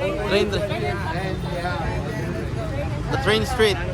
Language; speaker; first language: English; non-native, fluent; Filipino